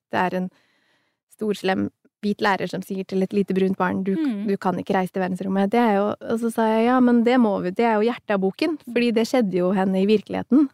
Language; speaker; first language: Norwegian; early bilingual, other home language; Somali